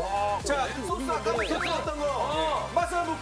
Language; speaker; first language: Korean; native; Korean